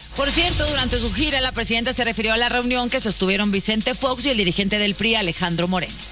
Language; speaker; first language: Spanish; native; Spanish